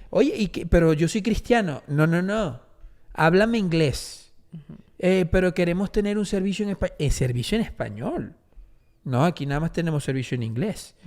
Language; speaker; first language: Spanish; native; Spanish